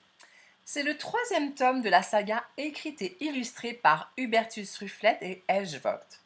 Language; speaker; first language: French; native; French